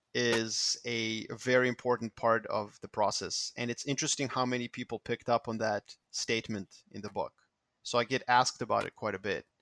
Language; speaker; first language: English; non-native, fluent; Serbian